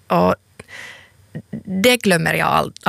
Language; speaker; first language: Swedish; non-native, local second language; Finnish